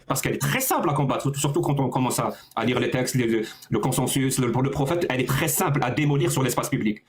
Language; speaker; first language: French; non-native, local second language; Arabic